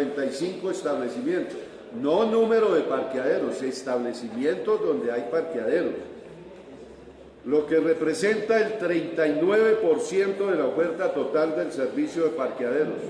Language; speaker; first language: Spanish; native; Spanish